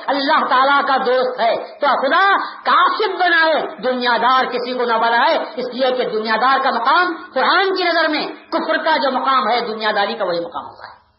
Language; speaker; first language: Urdu; native; Urdu